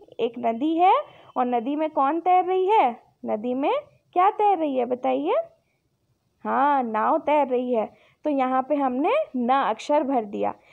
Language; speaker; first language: Hindi; native; Hindi